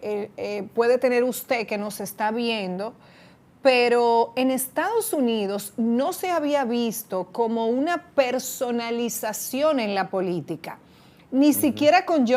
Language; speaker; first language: Spanish; native; Spanish